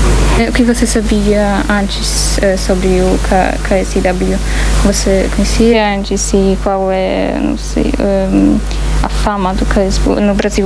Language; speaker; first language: Portuguese; non-native, fluent; Polish